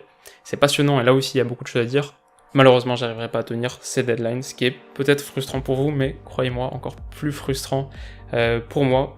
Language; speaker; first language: French; native; French